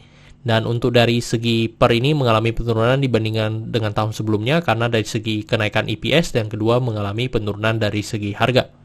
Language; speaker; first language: Indonesian; native; Indonesian